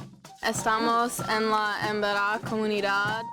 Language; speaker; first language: Spanish; non-native, learner; English